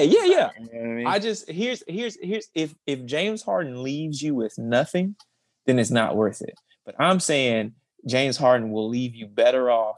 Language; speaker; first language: English; native; English